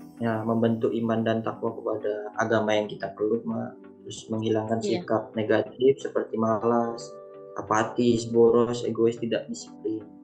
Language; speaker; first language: Indonesian; native; Indonesian